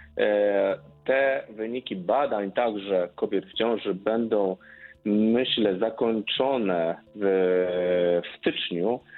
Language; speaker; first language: Polish; native; Polish